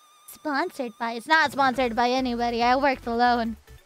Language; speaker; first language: English; non-native, fluent; Indonesian